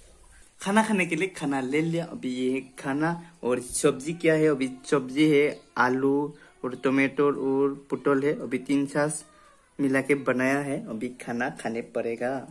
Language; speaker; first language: Hindi; non-native, local second language; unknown